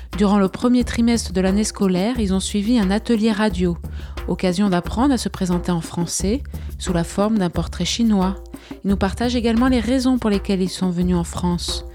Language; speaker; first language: French; native; French